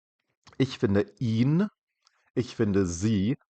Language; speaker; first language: German; non-native, fluent; English